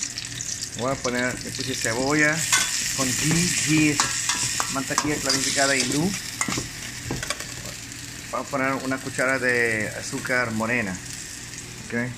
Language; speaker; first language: Spanish; non-native, learner; English